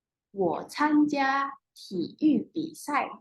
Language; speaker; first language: Chinese; non-native, fluent; Indonesian